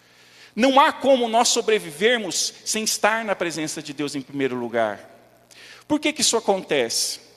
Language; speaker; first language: Portuguese; native; Portuguese